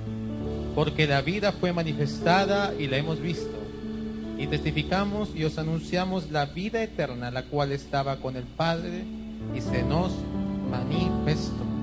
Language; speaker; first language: Spanish; native; Spanish